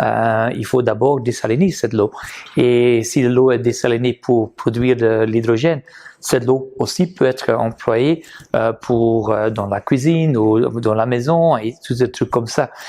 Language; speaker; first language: French; non-native, fluent; Dutch